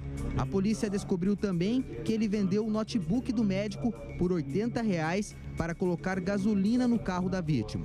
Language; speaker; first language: Portuguese; native; Portuguese